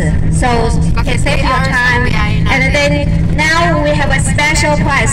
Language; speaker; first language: English; non-native, learner; Chinese